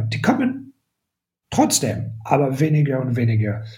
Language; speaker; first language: German; non-native, fluent; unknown